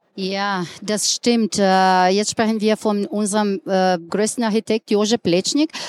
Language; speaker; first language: German; non-native, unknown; Slovenian